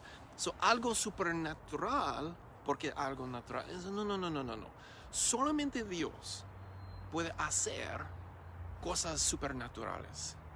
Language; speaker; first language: Spanish; non-native, learner; English